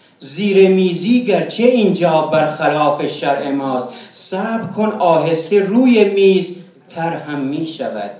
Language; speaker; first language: Persian; non-native, local second language; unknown